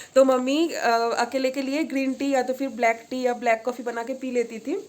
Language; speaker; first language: Hindi; non-native, local second language; Bangla